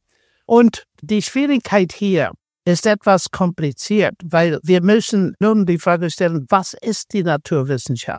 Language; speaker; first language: German; non-native, fluent; English